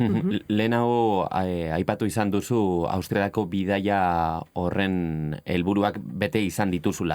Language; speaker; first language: Basque; native; Basque